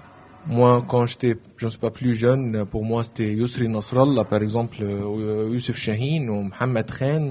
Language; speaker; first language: French; non-native, learner; Arabic